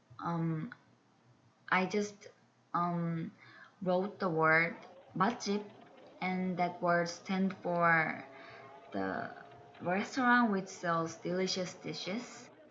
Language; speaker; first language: English; non-native, learner; Korean